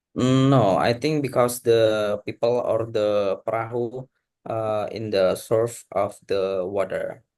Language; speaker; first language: English; non-native, learner; Indonesian